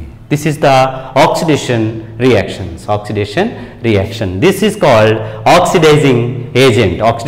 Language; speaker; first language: English; non-native, local second language; Telugu